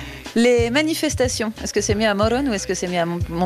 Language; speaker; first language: French; native; French